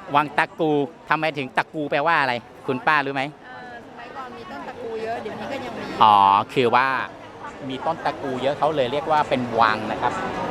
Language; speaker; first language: Thai; native; Thai